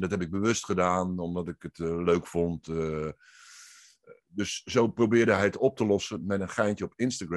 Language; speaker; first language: Dutch; native; Dutch